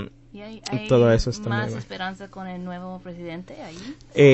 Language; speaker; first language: Spanish; non-native, fluent; English